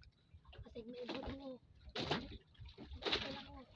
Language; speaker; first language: Filipino; non-native, local second language; Cebuano